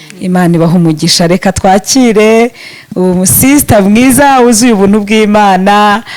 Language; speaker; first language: Kinyarwanda; native; Kinyarwanda